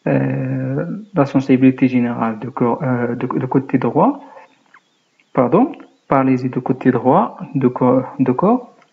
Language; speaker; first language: French; non-native, local second language; Arabic